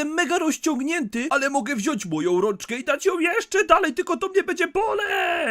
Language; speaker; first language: Polish; native; Polish